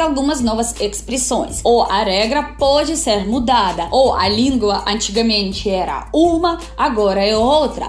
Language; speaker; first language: Portuguese; non-native, fluent; Russian